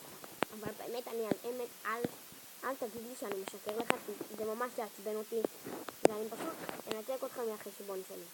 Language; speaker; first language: Hebrew; native; Hebrew